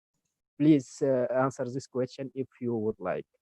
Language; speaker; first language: English; non-native, learner; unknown